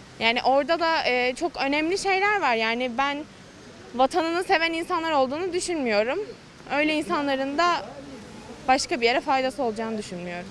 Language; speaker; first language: Turkish; native; Turkish